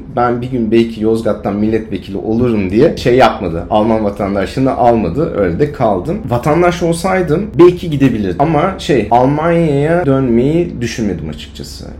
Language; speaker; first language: Turkish; early bilingual, other home language; German